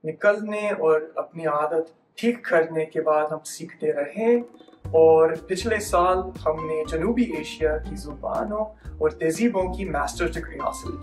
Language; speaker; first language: Hindi; non-native, fluent; English